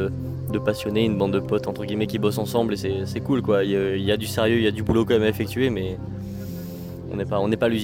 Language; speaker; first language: French; native; French